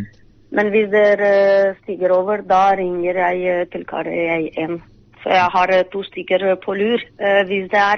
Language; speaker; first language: Norwegian; non-native, fluent; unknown